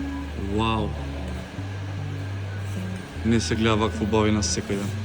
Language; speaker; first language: Macedonian; native; Macedonian